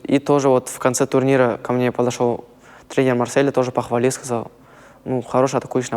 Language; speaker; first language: Russian; native; Russian